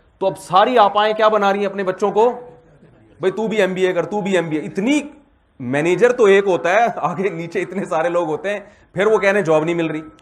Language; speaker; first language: Urdu; native; Urdu